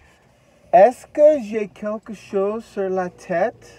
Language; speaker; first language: French; non-native, learner; English